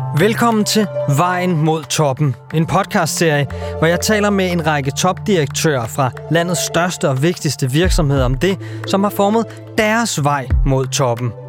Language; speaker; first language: Danish; native; Danish